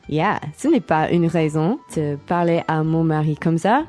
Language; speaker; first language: French; non-native, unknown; English